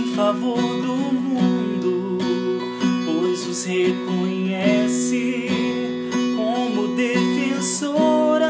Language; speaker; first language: Portuguese; native; Portuguese